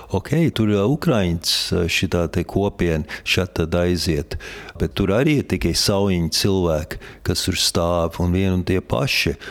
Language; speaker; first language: Latvian; early bilingual, heritage; Latvian